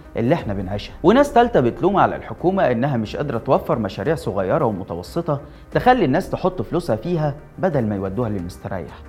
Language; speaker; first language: Arabic; native; Arabic